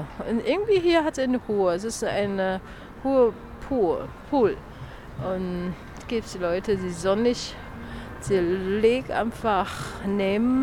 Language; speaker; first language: German; non-native, learner; Chinese